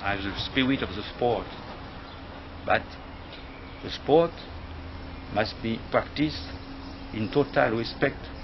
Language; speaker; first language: English; non-native, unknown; French